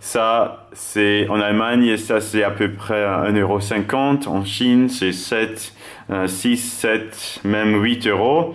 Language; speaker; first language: French; non-native, fluent; German